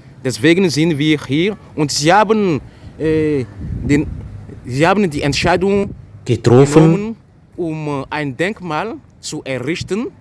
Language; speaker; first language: German; non-native, fluent; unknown